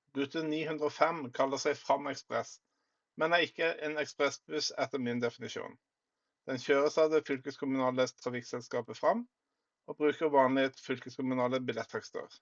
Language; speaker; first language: Norwegian; native; Norwegian